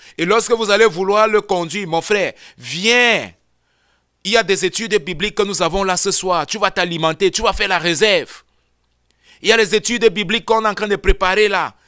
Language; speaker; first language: French; non-native, local second language; Lingala